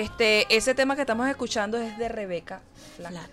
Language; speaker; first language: Spanish; native; Spanish